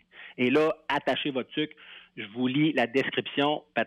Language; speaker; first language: French; native; French